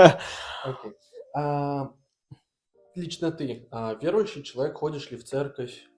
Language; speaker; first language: Russian; native; Russian